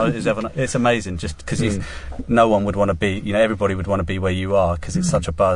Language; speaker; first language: English; native; English